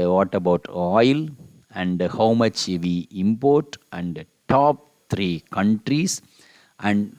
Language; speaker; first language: English; non-native, local second language; Tamil